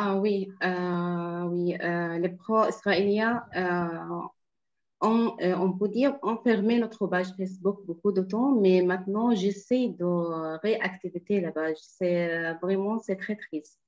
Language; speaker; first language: French; non-native, fluent; Arabic